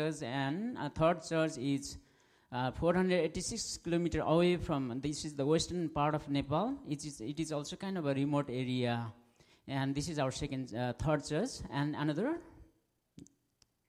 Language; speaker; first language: English; non-native, local second language; Nepali